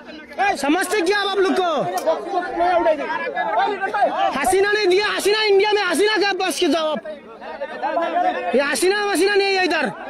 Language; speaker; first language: Hindi; non-native, learner; Bangla